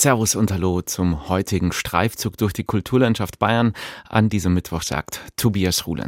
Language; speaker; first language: German; native; German